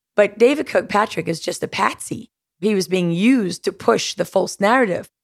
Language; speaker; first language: English; native; English